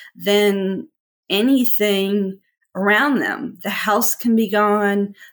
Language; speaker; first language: English; native; English